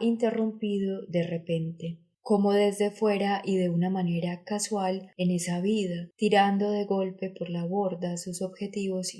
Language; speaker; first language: Spanish; native; Spanish